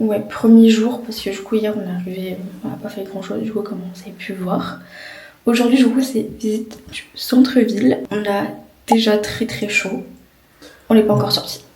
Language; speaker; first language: French; native; French